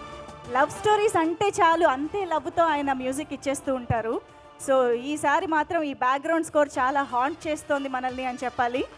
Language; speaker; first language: Telugu; native; Telugu